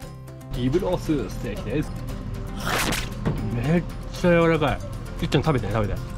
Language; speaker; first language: Japanese; native; Japanese